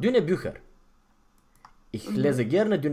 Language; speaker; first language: German; non-native, fluent; Romanian